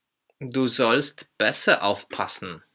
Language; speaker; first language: German; non-native, fluent; Polish